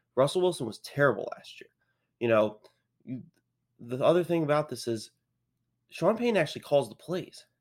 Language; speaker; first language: English; native; English